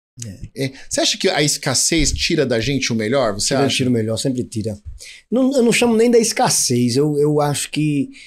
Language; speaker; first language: Portuguese; native; Portuguese